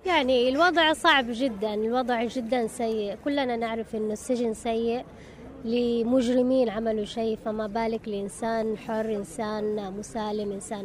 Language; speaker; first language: Arabic; native; Arabic